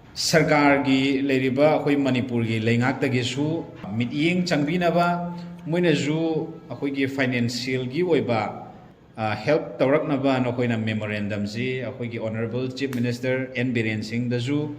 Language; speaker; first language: Manipuri; non-native, local second language; Thado Chin